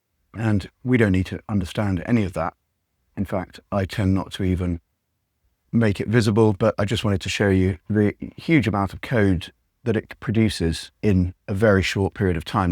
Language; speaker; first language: English; native; English